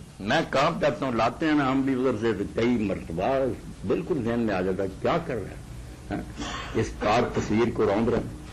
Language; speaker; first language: Urdu; non-native, local second language; Punjabi